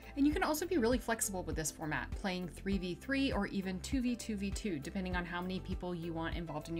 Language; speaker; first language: English; native; English